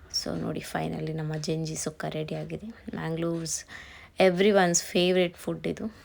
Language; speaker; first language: Kannada; non-native, local second language; Tulu